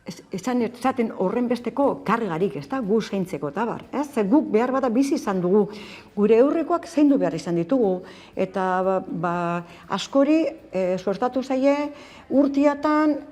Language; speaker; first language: Basque; native; Basque